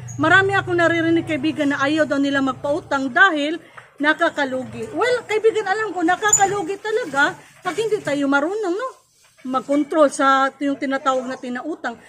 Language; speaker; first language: Filipino; non-native, local second language; Cebuano